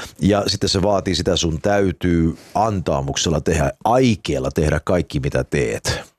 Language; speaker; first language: Finnish; early bilingual, heritage; Finnish